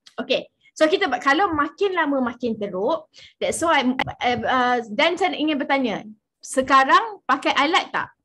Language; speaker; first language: Malay; native; Malay